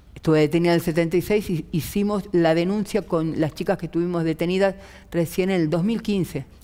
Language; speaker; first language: Spanish; native; Spanish